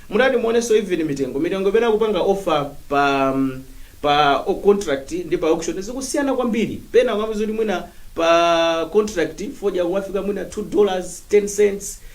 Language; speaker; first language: Nyanja; native; Nyanja